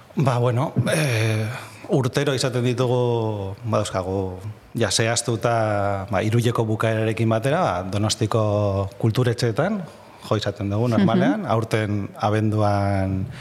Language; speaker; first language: Basque; native; Basque